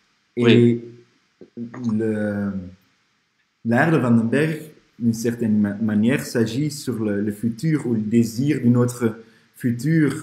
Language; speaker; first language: French; non-native, fluent; Dutch